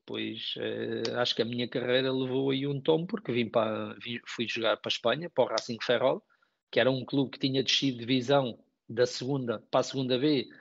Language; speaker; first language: Portuguese; native; Portuguese